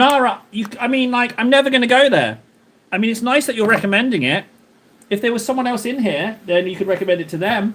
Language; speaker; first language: English; native; English